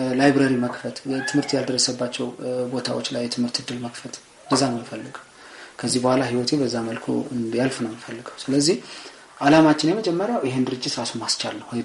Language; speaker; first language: Amharic; non-native, local second language; Tigrinya